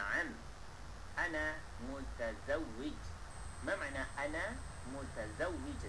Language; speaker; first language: Arabic; non-native, fluent; Malay